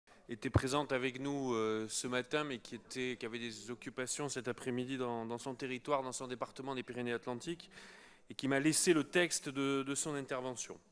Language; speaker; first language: French; native; French